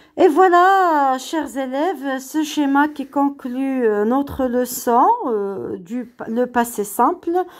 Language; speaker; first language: French; non-native, local second language; Arabic